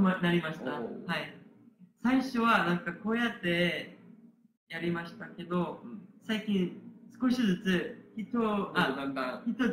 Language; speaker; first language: Japanese; non-native, learner; Korean